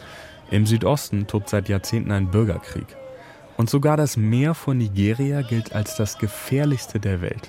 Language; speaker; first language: German; native; German